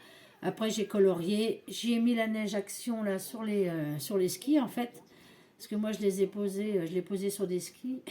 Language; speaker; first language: French; native; French